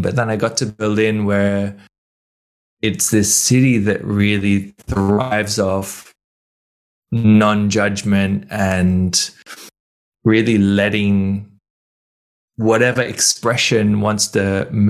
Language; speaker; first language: English; native; English